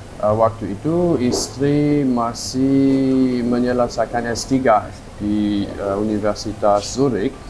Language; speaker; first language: Indonesian; non-native, fluent; Luxembourgish